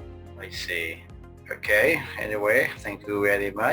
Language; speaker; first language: English; non-native, fluent; Khmer